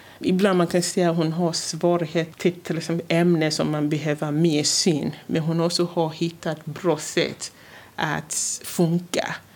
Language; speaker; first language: Swedish; non-native, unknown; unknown